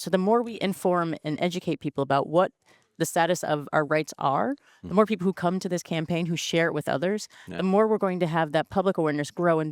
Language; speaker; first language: English; native; English